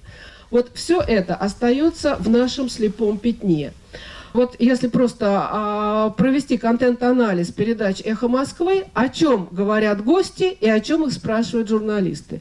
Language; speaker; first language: Russian; native; Russian